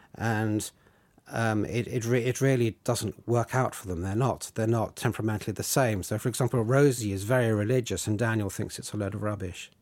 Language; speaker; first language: English; native; English